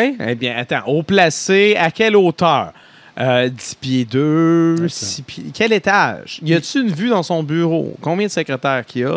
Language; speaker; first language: French; native; French